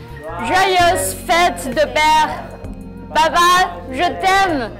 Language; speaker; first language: French; non-native, fluent; Chinese